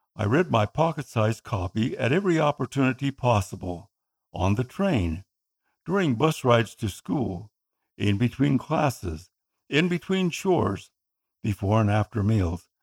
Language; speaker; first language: English; non-native, local second language; Filipino